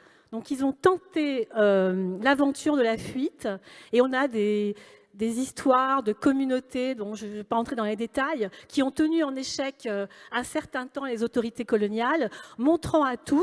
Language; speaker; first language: French; native; French